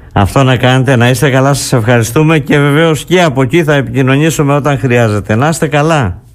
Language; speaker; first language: Greek; native; Greek